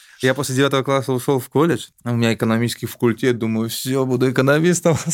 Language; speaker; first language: Russian; native; Russian